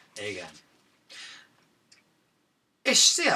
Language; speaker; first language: Hungarian; non-native, fluent; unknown